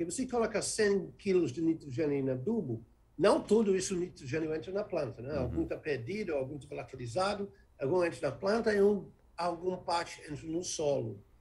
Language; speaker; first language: Portuguese; non-native, fluent; English